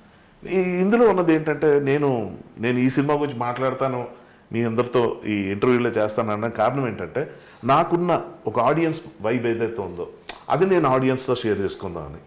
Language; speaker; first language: Telugu; native; Telugu